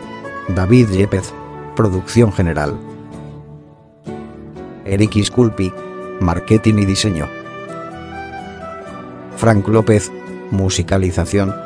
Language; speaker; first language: Spanish; native; Spanish